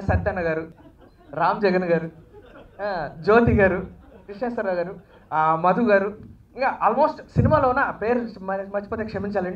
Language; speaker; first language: Telugu; native; Telugu